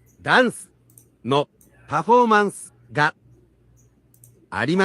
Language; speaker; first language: Japanese; non-native, learner; English